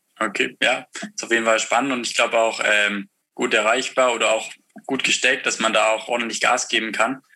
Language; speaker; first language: German; native; German